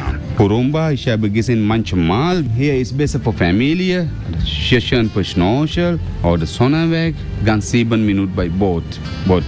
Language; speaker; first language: German; non-native, learner; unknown